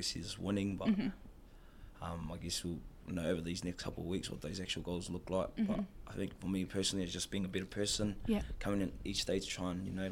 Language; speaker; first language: English; native; English